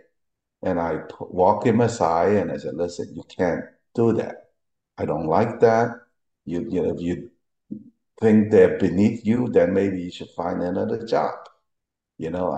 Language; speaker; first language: English; early bilingual, other home language; Cantonese